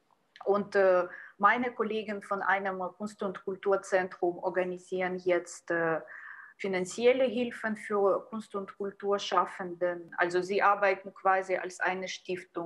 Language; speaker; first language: German; non-native, fluent; Ukrainian